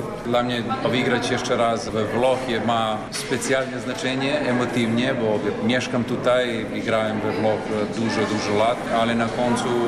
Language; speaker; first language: Polish; non-native, learner; Serbian